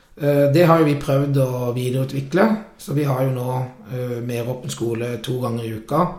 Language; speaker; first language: Norwegian; native; Norwegian